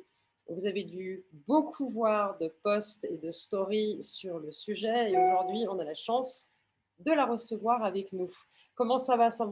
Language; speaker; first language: French; native; French